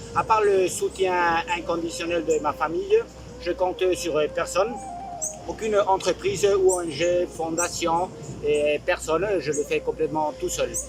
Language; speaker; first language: French; non-native, fluent; Spanish